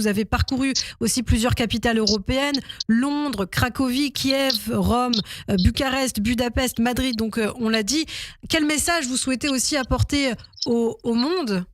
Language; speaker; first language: French; native; French